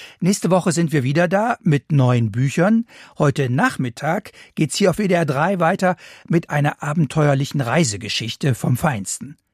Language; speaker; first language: German; native; German